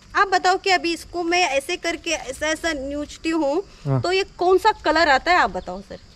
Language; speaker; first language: Hindi; non-native, local second language; Kannada